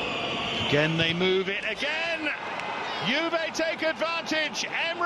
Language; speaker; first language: English; native; English